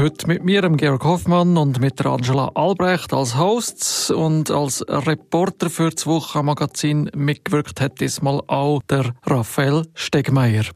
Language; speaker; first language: German; native; German